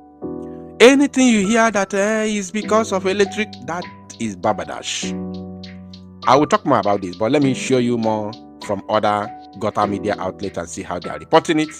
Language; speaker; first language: English; non-native, local second language; Igbo